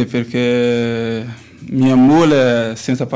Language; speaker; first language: Italian; non-native, learner; Portuguese